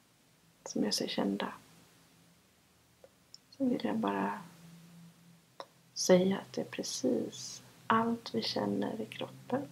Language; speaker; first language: Swedish; native; Swedish